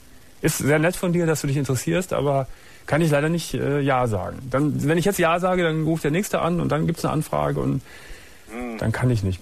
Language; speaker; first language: German; native; German